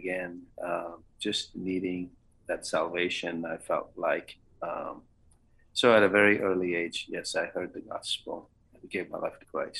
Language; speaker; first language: English; non-native, local second language; Kannada